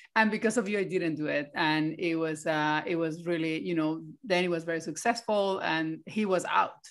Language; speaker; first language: English; non-native, fluent; Spanish